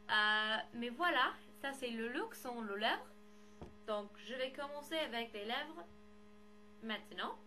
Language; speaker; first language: French; non-native, learner; English